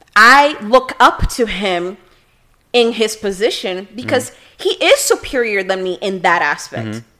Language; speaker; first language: English; non-native, fluent; Portuguese